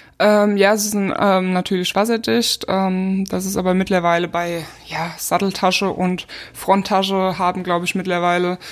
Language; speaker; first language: German; native; German